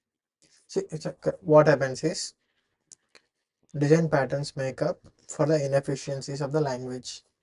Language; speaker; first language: English; non-native, fluent; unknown